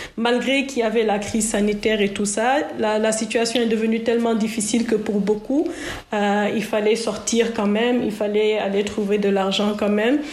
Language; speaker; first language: French; non-native, local second language; Wolof